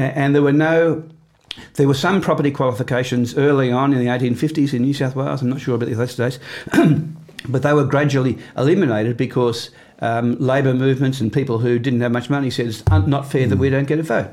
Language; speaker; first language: English; native; English